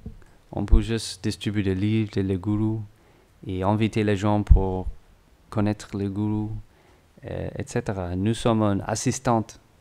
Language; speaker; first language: French; non-native, learner; English